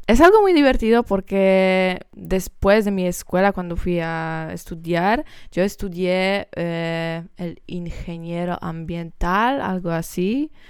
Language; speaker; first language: Spanish; non-native, learner; Polish